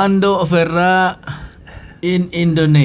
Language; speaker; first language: Italian; non-native, learner; Indonesian